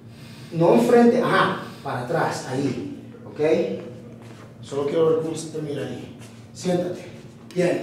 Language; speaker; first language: Spanish; early bilingual, heritage; Spanish